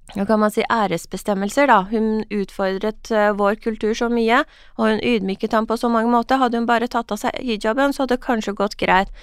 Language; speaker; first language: Norwegian; non-native, fluent; Persian